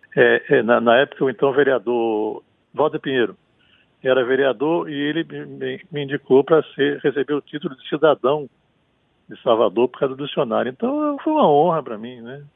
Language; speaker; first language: Portuguese; native; Portuguese